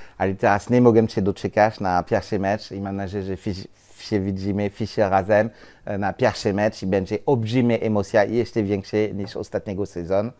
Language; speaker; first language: Polish; non-native, learner; French